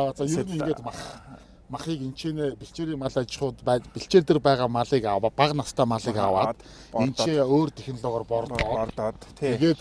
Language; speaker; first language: Mongolian; native; Mongolian